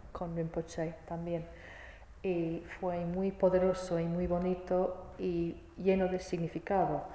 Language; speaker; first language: Spanish; non-native, fluent; English